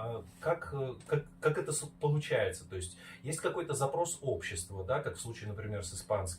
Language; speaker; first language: Russian; native; Russian